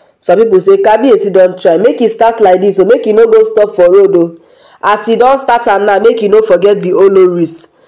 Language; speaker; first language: Nigerian Pidgin; non-native, local second language; Yoruba